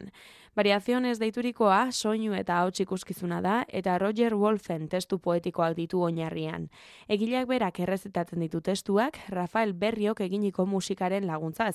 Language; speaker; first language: Basque; native; Basque